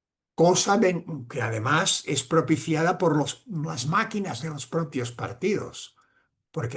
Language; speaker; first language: Spanish; non-native, local second language; Catalan